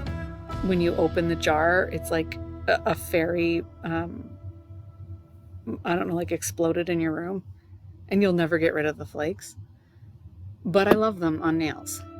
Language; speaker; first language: English; native; English